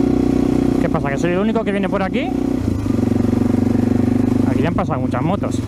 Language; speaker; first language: Spanish; native; Spanish